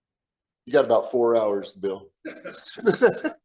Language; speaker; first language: English; native; English